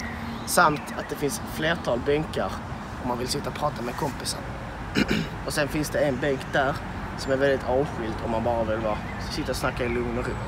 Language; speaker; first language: Swedish; native; Swedish